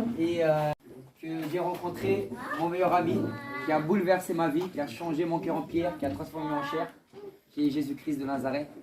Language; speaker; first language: French; early bilingual, other home language; Portuguese